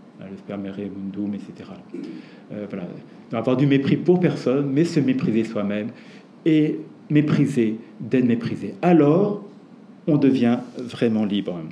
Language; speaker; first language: French; native; French